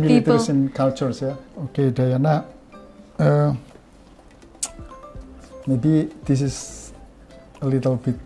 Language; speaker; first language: English; non-native, fluent; Indonesian